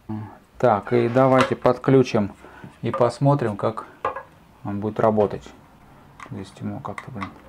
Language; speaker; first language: Russian; native; Russian